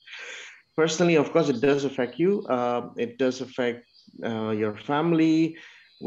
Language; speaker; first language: English; non-native, local second language; Urdu